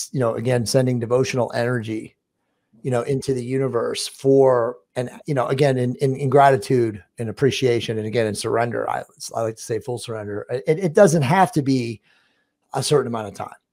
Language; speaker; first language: English; native; English